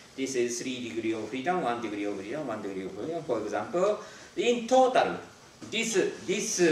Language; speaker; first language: English; non-native, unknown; Japanese